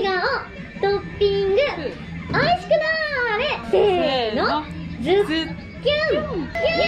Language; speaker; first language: Japanese; native; Japanese